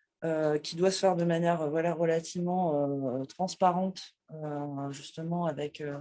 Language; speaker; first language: French; native; French